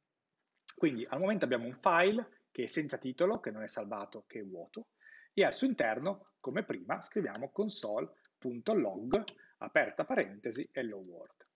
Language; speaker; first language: Italian; native; Italian